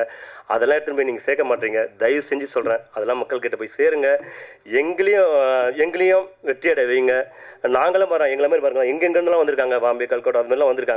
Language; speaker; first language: Tamil; native; Tamil